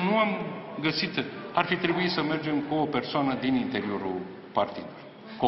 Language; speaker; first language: Romanian; native; Romanian